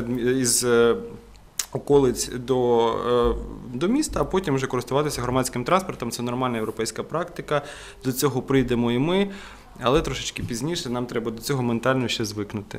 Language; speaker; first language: Ukrainian; native; Ukrainian